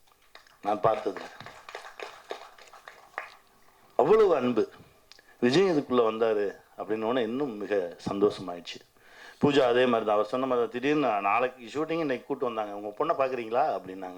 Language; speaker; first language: Tamil; native; Tamil